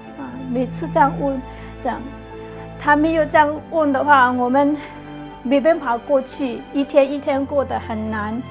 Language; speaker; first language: Chinese; non-native, fluent; Burmese